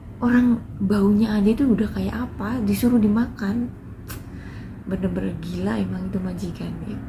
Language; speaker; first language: Indonesian; non-native, local second language; Javanese